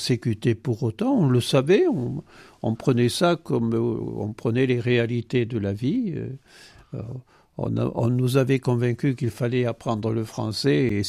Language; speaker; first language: French; non-native, local second language; Occitan